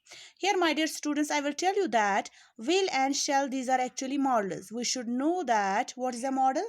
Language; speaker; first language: English; non-native, local second language; Urdu